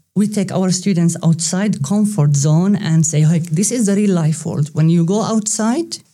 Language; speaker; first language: English; non-native, fluent; Arabic